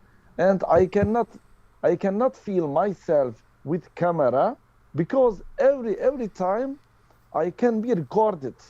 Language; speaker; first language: English; non-native, learner; Turkish